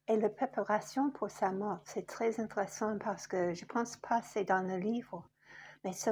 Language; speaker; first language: French; non-native, fluent; English